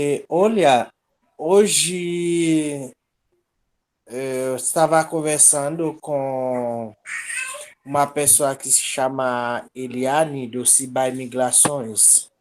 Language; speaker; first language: Portuguese; non-native, local second language; Haitian Creole